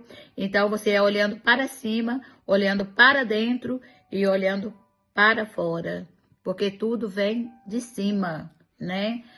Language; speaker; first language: Portuguese; native; Portuguese